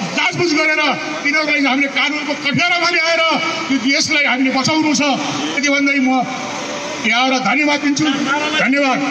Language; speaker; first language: Nepali; native; Nepali